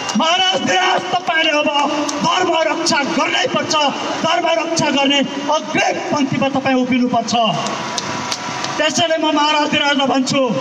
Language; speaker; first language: Nepali; native; Nepali